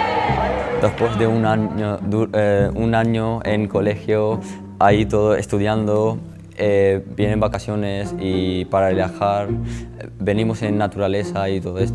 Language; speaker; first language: Spanish; non-native, learner; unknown